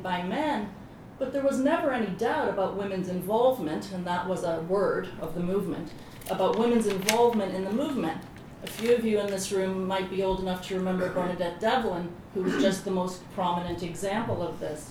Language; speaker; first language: English; native; English